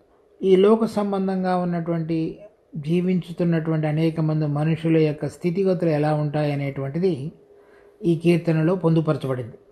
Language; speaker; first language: Telugu; native; Telugu